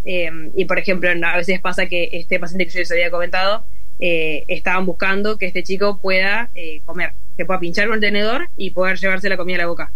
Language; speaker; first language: Spanish; native; Spanish